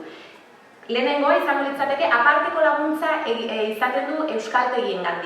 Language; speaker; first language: Basque; native; Basque